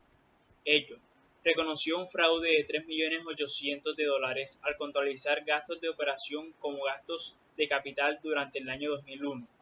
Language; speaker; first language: Spanish; native; Spanish